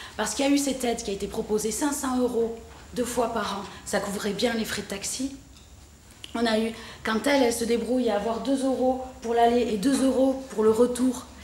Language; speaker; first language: French; native; French